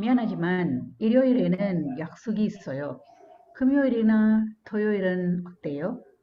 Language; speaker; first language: Korean; non-native, learner; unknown